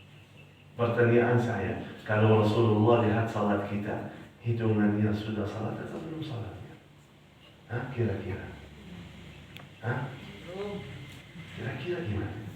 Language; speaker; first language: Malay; non-native, fluent; Arabic